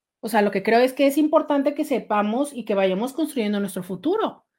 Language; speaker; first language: Spanish; native; Spanish